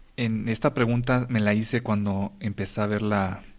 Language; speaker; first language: Spanish; native; Spanish